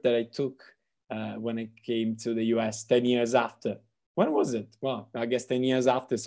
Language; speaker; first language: English; non-native, fluent; Italian